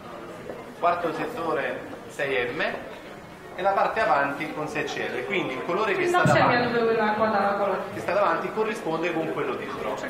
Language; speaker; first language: Italian; native; Italian